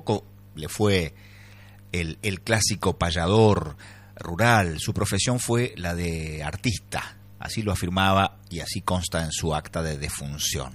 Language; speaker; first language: Spanish; native; Spanish